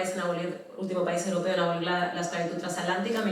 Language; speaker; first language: Spanish; native; Spanish